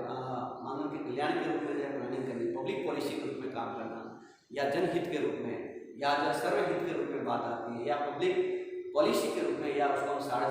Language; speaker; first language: Hindi; native; Hindi